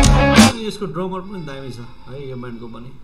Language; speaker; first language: Nepali; native; Nepali